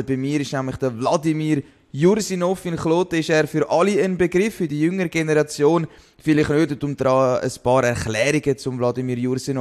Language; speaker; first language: German; native; German